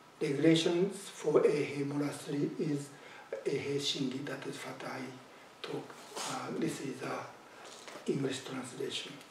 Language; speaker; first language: English; non-native, fluent; Japanese